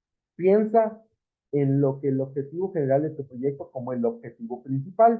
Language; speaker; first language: Spanish; native; Spanish